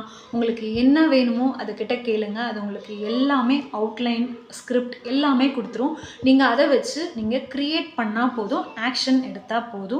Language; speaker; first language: Tamil; native; Tamil